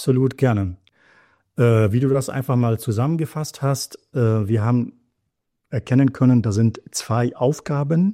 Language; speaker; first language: German; native; German